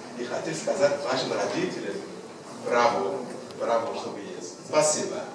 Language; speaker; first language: Russian; non-native, fluent; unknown